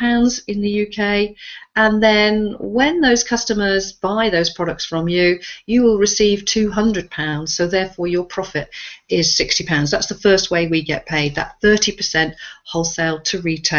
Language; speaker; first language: English; native; English